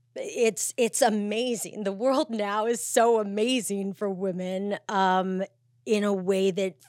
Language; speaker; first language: English; native; English